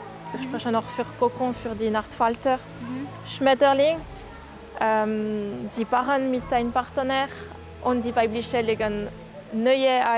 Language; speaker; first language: German; non-native, local second language; French